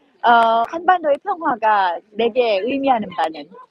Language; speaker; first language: Korean; native; Korean